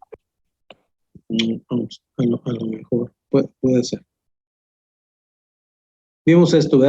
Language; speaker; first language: Spanish; native; Spanish